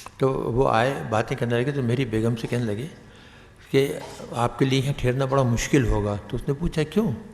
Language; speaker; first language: Urdu; native; Urdu